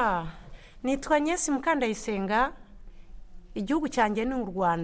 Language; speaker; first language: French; non-native, local second language; Kinyarwanda